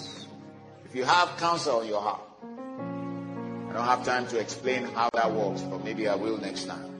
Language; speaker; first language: English; non-native, local second language; Yoruba